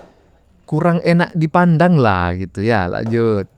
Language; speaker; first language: Indonesian; native; Indonesian